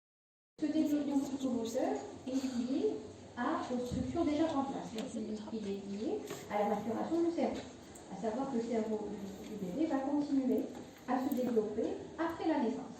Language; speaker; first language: French; non-native, local second language; Arabic